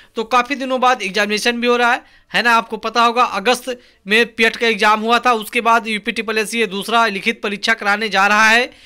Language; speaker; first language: Hindi; native; Hindi